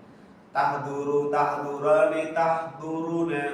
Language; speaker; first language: Arabic; non-native, learner; Indonesian